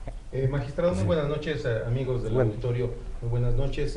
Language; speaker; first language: Spanish; native; Spanish